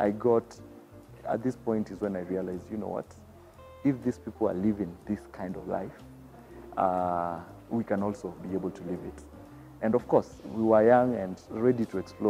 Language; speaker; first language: English; non-native, local second language; Kamba